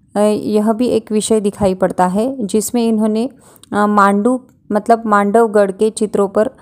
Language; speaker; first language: Hindi; non-native, local second language; Marathi